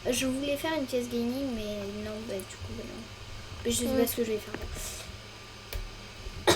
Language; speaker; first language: French; native; French